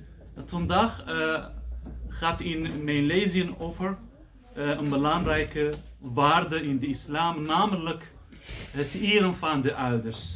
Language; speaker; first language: Dutch; non-native, fluent; Arabic